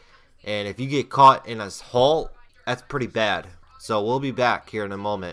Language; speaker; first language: English; native; English